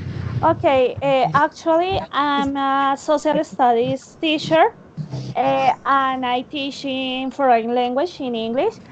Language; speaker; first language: English; non-native, learner; Spanish